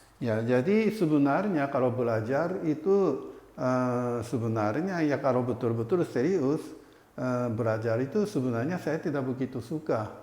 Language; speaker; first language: Indonesian; non-native, fluent; Japanese